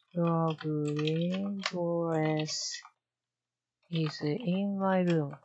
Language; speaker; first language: English; non-native, learner; Japanese